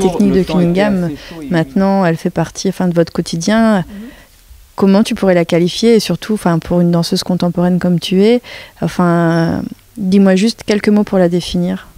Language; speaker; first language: French; native; French